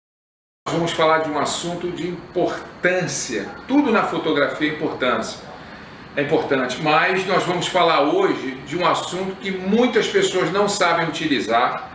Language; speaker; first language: Portuguese; native; Portuguese